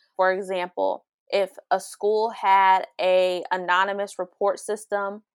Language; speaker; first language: English; native; English